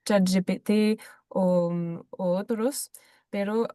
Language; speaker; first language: Spanish; non-native, fluent; French